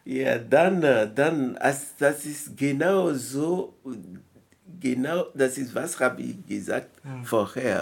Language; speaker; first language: German; non-native, learner; French